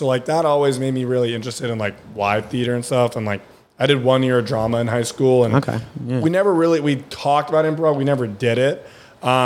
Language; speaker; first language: English; early bilingual, other home language; German